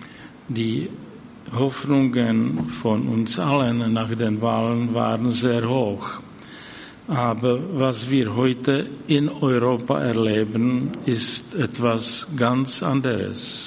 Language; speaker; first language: German; non-native, fluent; Czech